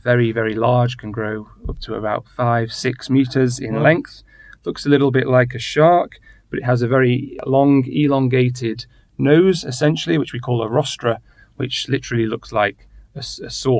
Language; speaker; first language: English; native; English